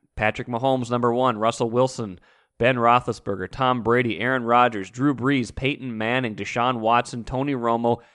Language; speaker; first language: English; native; English